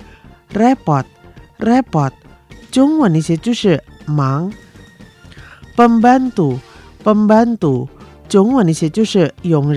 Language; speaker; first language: Chinese; non-native, local second language; Indonesian